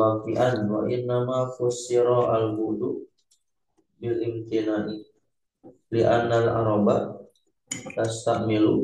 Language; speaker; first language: Arabic; non-native, learner; Indonesian